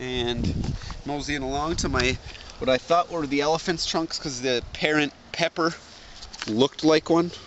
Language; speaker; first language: English; native; English